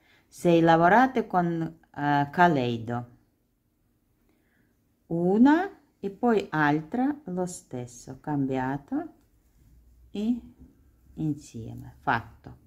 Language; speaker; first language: Italian; non-native, learner; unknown